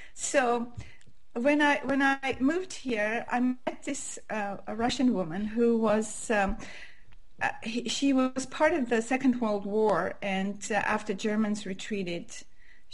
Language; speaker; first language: English; non-native, fluent; Armenian